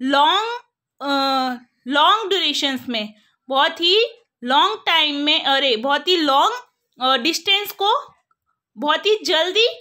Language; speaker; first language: Hindi; non-native, local second language; Gujarati